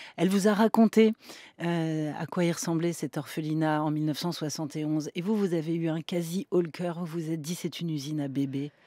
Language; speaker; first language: French; native; French